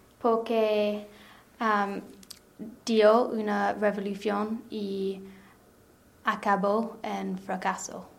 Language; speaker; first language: Spanish; non-native, learner; English